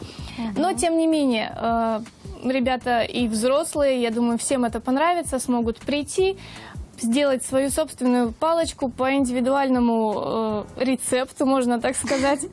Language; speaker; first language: Russian; native; Russian